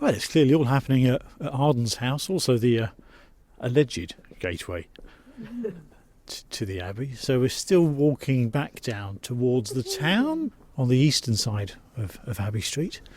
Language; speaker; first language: English; native; English